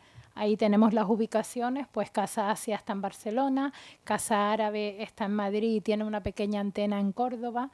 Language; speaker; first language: Spanish; native; Spanish